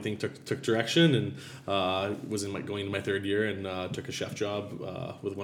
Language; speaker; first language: English; native; English